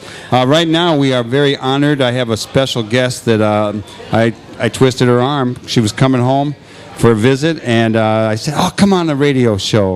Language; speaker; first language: English; native; English